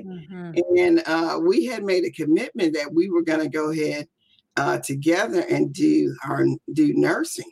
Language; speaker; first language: English; native; English